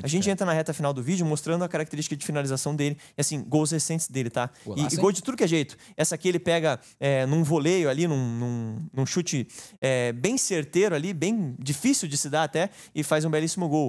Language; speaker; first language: Portuguese; native; Portuguese